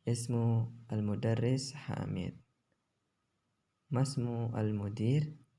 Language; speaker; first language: Arabic; non-native, fluent; Indonesian